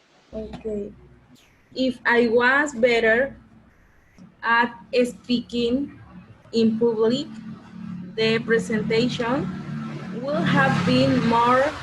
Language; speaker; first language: English; non-native, learner; Spanish